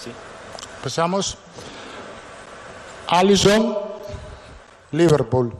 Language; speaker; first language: Portuguese; non-native, fluent; Italian